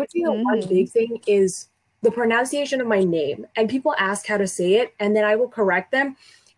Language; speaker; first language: English; early bilingual, other home language; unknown